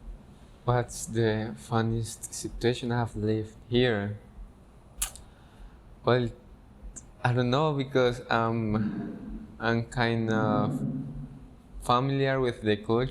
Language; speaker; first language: English; non-native, fluent; Spanish